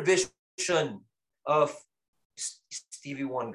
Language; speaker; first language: English; non-native, local second language; Cebuano